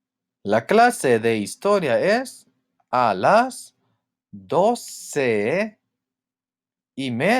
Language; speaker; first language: Spanish; non-native, fluent; English